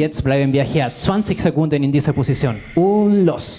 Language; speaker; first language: German; non-native, fluent; Spanish